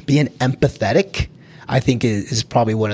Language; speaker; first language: English; early bilingual, other home language; Spanish